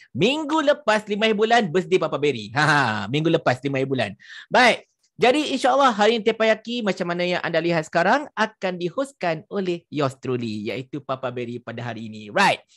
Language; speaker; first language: Malay; native; Malay